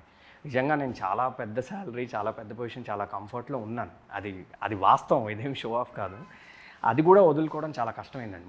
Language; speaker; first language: Telugu; native; Telugu